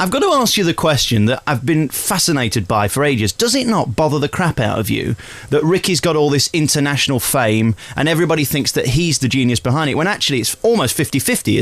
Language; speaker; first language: English; native; English